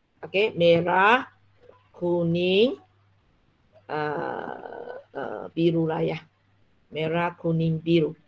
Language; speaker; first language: Malay; non-native, local second language; Chinese